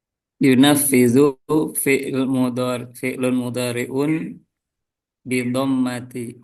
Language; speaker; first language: Arabic; non-native, learner; Indonesian